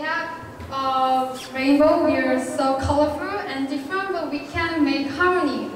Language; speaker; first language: English; non-native, learner; Korean